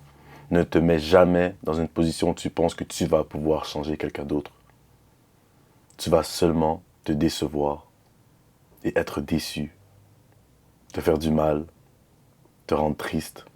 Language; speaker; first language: French; native; French